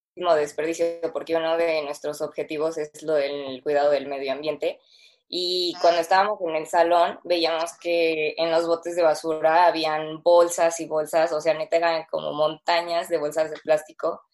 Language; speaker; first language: Spanish; native; Spanish